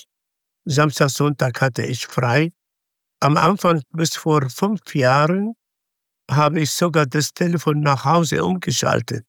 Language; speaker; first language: German; non-native, fluent; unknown